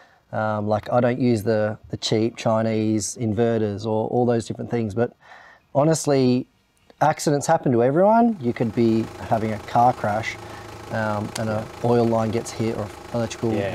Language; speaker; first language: English; native; English